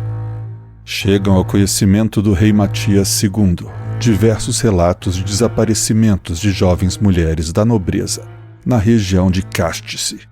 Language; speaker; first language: Portuguese; native; Portuguese